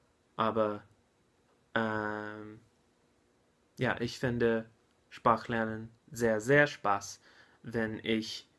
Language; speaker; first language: German; non-native, learner; English